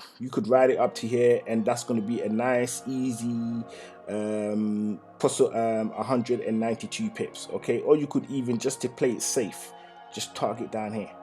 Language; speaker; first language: English; native; English